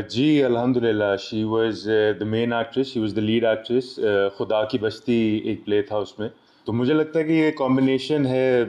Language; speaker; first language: Urdu; native; Urdu